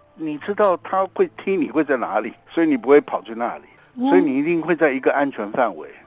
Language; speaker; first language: Chinese; native; Chinese